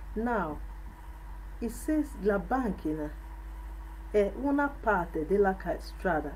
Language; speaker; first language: Italian; non-native, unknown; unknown